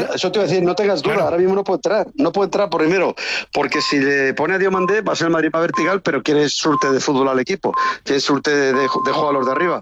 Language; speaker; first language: Spanish; native; Spanish